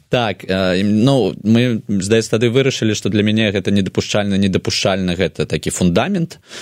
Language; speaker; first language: Belarusian; non-native, local second language; Russian